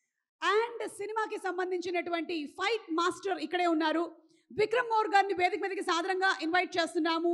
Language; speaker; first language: Telugu; native; Telugu